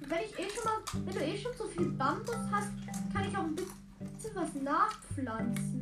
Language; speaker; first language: German; native; German